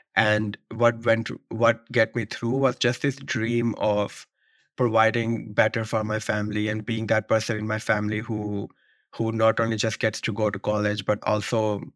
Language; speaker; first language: English; non-native, local second language; Urdu